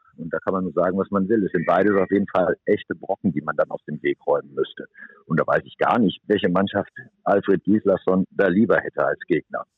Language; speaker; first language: German; native; German